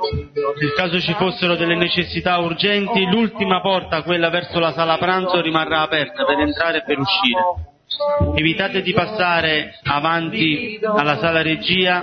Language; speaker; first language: Italian; native; Italian